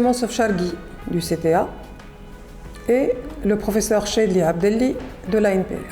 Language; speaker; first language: French; non-native, local second language; Arabic